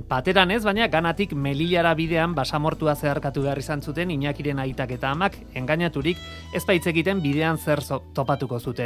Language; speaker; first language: Basque; native; Basque